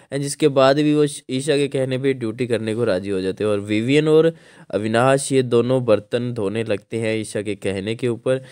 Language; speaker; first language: Hindi; non-native, local second language; Marathi